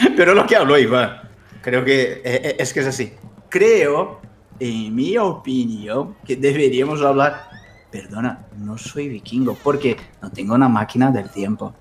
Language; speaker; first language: Spanish; non-native, fluent; Portuguese